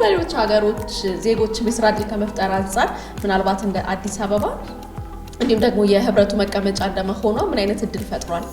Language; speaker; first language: Amharic; native; Amharic